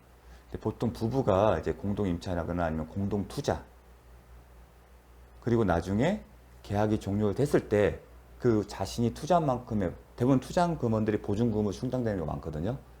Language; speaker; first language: Korean; native; Korean